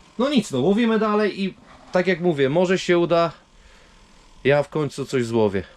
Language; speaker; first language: Polish; native; Polish